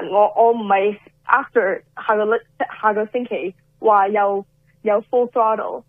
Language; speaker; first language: Cantonese; early bilingual, heritage; Cantonese